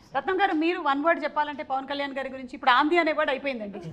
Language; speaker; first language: Telugu; native; Telugu